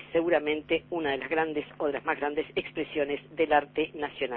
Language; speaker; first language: Spanish; native; Spanish